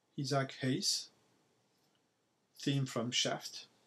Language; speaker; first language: English; non-native, learner; French